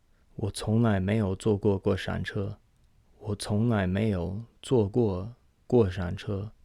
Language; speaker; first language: Chinese; non-native, fluent; English